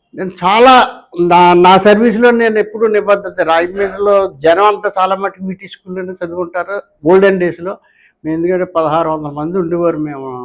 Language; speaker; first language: Telugu; native; Telugu